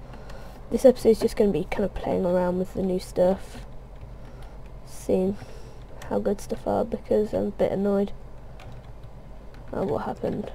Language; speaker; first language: English; native; English